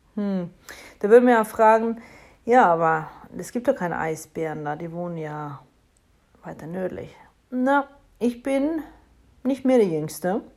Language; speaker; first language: German; non-native, fluent; Norwegian